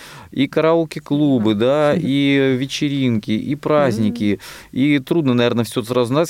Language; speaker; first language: Russian; native; Russian